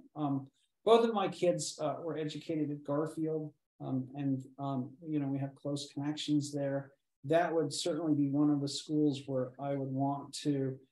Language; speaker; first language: English; native; English